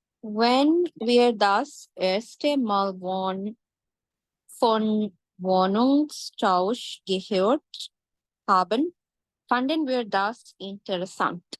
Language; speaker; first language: German; non-native, learner; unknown